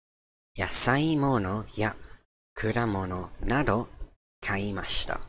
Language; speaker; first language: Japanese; non-native, learner; English